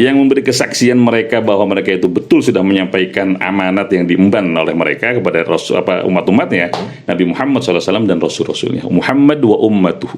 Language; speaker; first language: Indonesian; native; Indonesian